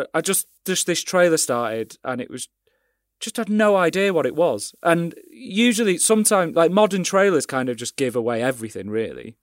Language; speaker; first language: English; native; English